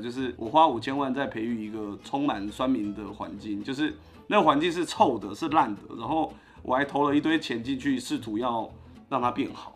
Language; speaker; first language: Chinese; native; Chinese